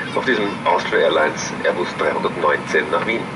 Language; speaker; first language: German; native; German